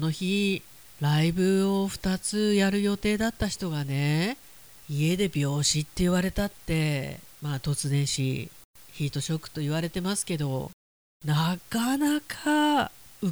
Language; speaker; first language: Japanese; native; Japanese